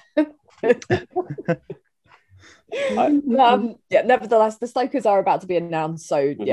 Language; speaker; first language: English; native; English